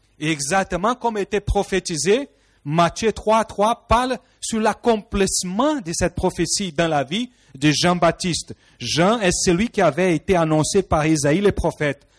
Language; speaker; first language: French; non-native, fluent; Portuguese